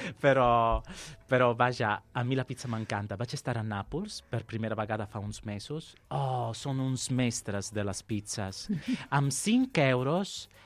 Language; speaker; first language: Catalan; non-native, fluent; Sicilian